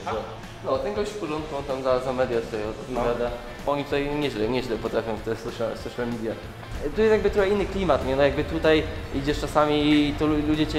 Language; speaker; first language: Polish; native; Polish